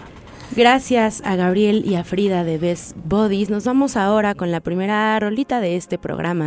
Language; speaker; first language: Spanish; native; Spanish